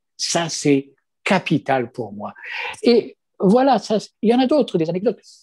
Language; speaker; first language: French; non-native, local second language; Kabyle